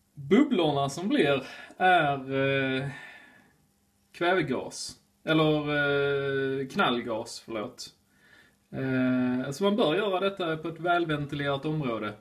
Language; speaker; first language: Swedish; native; Swedish